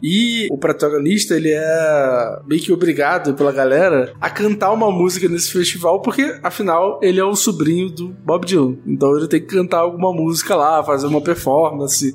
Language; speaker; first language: Portuguese; native; Portuguese